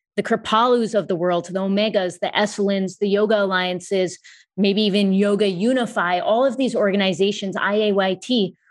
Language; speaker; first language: English; native; English